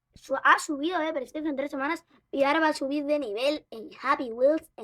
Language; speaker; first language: Spanish; native; Spanish